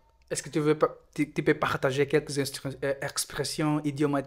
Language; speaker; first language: French; non-native, fluent; Portuguese